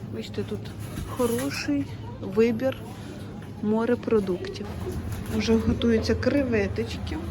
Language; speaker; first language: Ukrainian; non-native, local second language; Russian